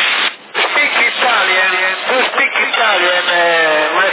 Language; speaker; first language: English; non-native, learner; Italian